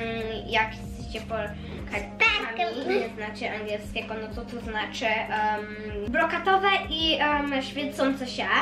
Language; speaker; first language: Polish; early bilingual, heritage; Polish